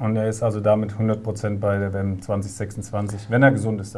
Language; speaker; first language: German; native; German